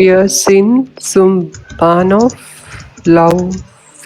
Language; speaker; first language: German; non-native, learner; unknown